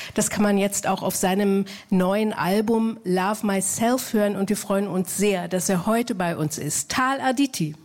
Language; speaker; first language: German; native; German